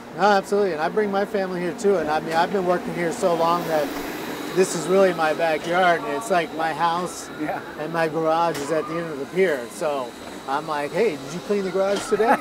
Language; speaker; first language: English; native; English